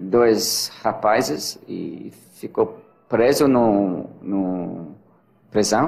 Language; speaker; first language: Portuguese; non-native, learner; English